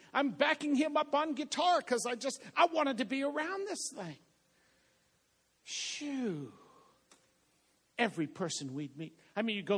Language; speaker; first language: English; native; English